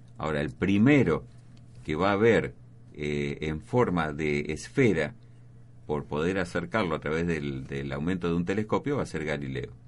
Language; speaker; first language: Spanish; native; Spanish